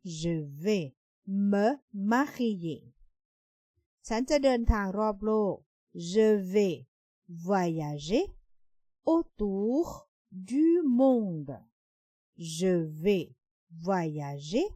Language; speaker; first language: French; non-native, fluent; Thai